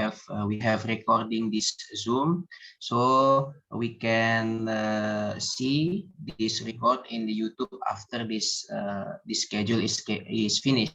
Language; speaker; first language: English; non-native, learner; Indonesian